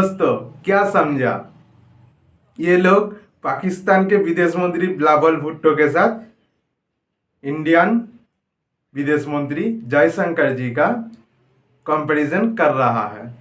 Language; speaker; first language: Hindi; non-native, local second language; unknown